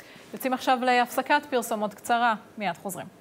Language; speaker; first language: Hebrew; native; Hebrew